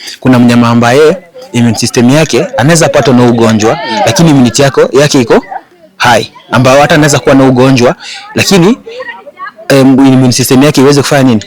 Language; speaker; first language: Swahili; non-native, local second language; Gusii